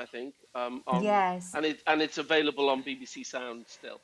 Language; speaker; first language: English; native; English